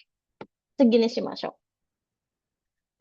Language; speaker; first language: Japanese; non-native, fluent; Indonesian